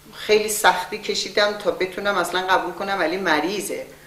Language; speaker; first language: Persian; native; Persian